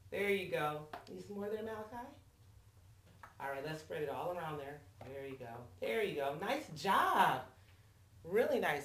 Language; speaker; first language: English; native; English